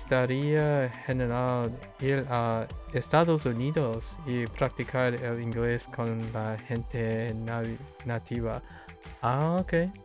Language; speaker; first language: Spanish; non-native, learner; English